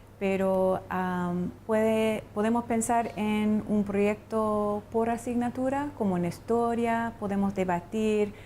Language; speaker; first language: Spanish; non-native, fluent; English